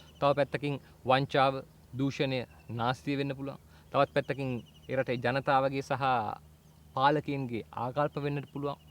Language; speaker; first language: Sinhala; native; Sinhala